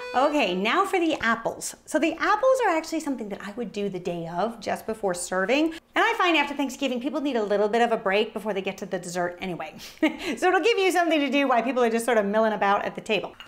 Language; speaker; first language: English; native; English